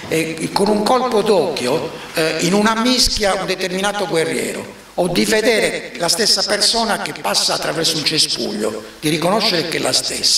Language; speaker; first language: Italian; native; Italian